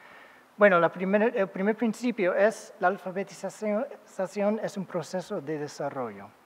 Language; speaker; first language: Spanish; non-native, fluent; English